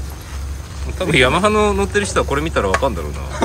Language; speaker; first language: Japanese; native; Japanese